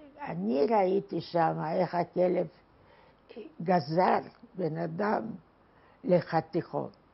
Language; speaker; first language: Hebrew; non-native, fluent; Polish